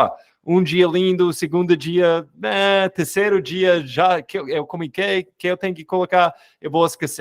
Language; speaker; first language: Portuguese; non-native, fluent; English